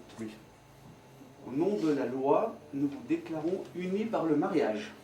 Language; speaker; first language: French; native; French